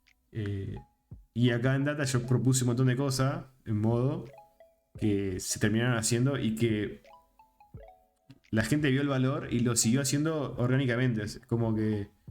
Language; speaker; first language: Spanish; native; Spanish